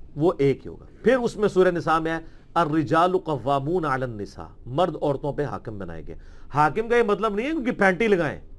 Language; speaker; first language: Urdu; non-native, local second language; Punjabi